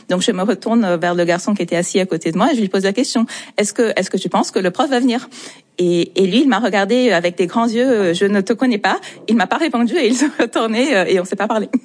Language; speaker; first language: French; non-native, fluent; Portuguese